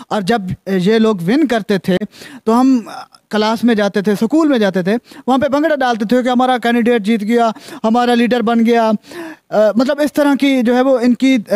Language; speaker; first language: Urdu; non-native, local second language; Punjabi